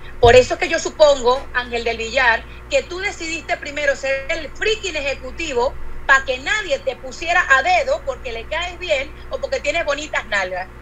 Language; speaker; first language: Spanish; native; Spanish